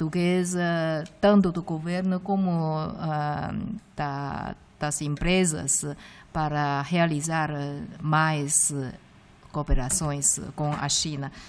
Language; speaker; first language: Portuguese; non-native, fluent; Chinese